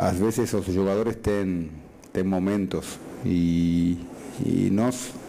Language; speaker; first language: Portuguese; non-native, fluent; Spanish